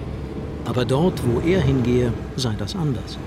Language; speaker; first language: German; native; German